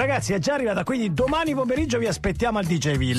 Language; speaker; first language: Italian; native; Italian